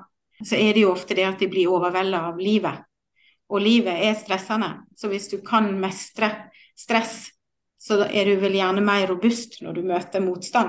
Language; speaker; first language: Norwegian; native; Norwegian